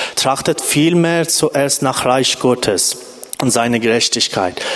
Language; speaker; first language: German; non-native, fluent; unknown